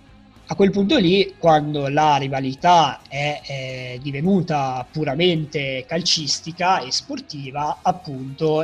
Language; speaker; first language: Italian; native; Italian